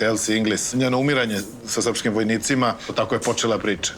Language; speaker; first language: Bosnian; native; Bosnian